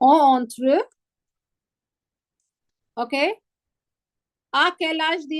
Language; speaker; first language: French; non-native, learner; Hindi